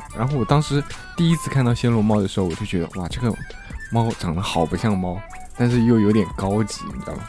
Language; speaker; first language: Chinese; native; Chinese